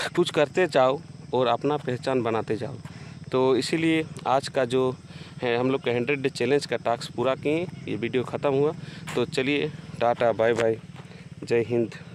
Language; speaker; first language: Hindi; non-native, local second language; Bangla